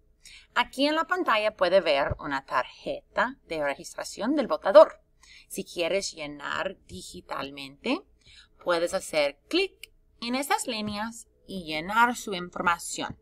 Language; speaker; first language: Spanish; non-native, fluent; English